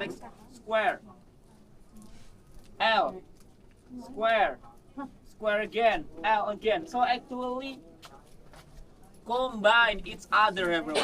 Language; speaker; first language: English; non-native, learner; Indonesian